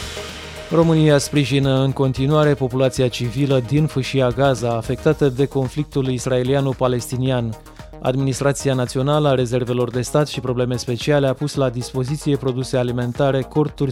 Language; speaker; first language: Romanian; native; Romanian